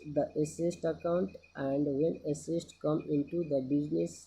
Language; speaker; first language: English; non-native, local second language; Nepali